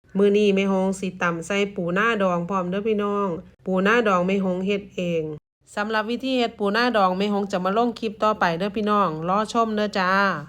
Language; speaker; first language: Thai; native; Thai